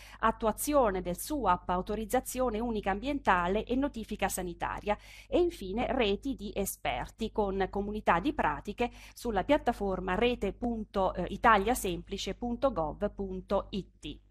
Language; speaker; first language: Italian; native; Italian